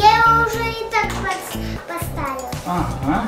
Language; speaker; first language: Russian; native; Russian